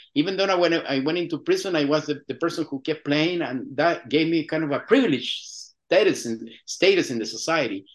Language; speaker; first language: English; non-native, fluent; Spanish